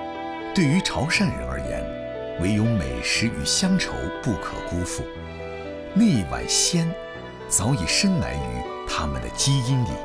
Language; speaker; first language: Chinese; native; Chinese